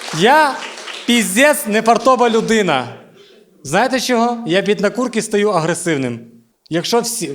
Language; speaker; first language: Ukrainian; native; Ukrainian